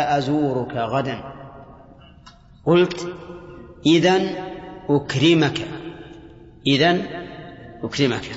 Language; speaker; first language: Arabic; native; Arabic